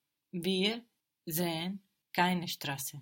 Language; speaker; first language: German; non-native, learner; English